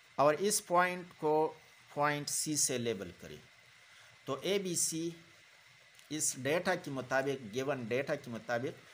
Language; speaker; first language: Urdu; non-native, local second language; Pashto